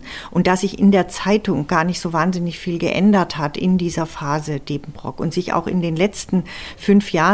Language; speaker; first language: German; native; German